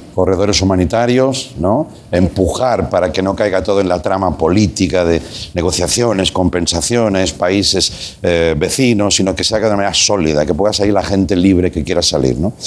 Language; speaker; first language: Spanish; non-native, local second language; Catalan